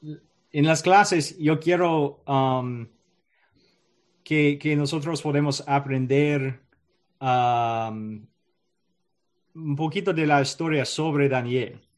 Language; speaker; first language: Spanish; non-native, learner; English